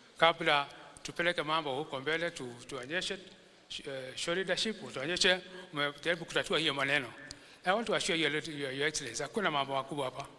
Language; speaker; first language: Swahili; non-native, local second language; Kikuyu